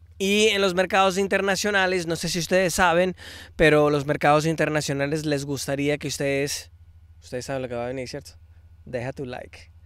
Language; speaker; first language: Spanish; early bilingual, heritage; Spanish